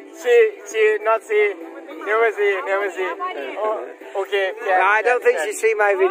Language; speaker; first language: English; non-native, learner; Thai